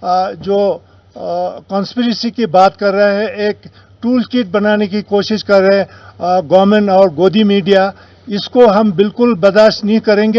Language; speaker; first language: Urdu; non-native, local second language; Ladakhi